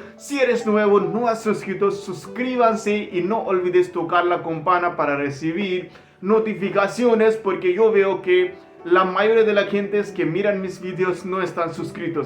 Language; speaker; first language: Spanish; non-native, learner; Hindi